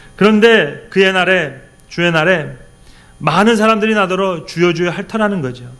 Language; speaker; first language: Korean; native; Korean